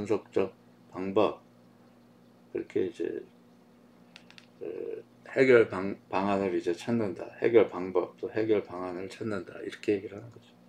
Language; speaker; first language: Korean; native; Korean